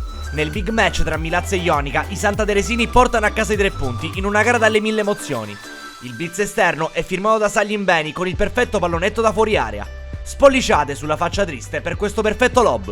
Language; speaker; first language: Italian; native; Italian